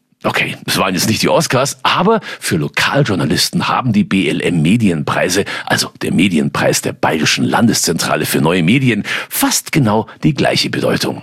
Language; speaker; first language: German; native; German